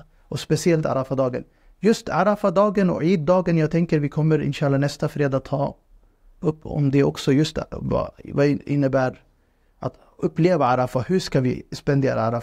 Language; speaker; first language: Swedish; non-native, fluent; Urdu